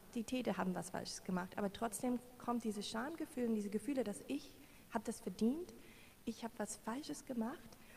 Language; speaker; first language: German; non-native, learner; English